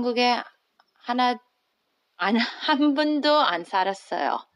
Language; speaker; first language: Korean; early bilingual, heritage; Korean